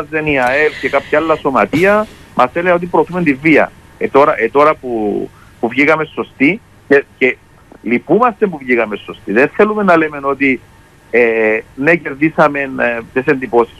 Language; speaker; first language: Greek; native; Greek